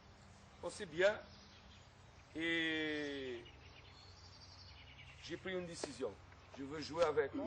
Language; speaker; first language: French; non-native, fluent; Portuguese